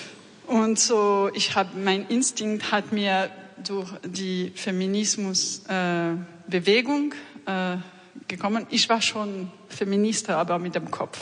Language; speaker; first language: German; non-native, fluent; French